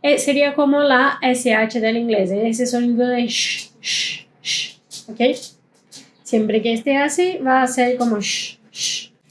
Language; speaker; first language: Spanish; non-native, fluent; German